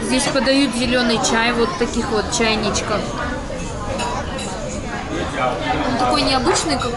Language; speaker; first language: Russian; native; Russian